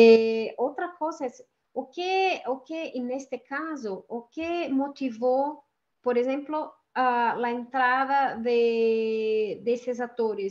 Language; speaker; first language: Spanish; non-native, learner; Portuguese